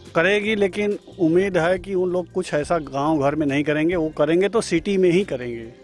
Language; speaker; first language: Hindi; native; Hindi